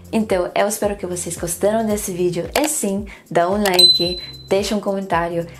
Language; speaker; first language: Portuguese; non-native, fluent; English